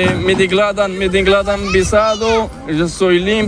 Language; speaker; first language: Spanish; non-native, learner; Arabic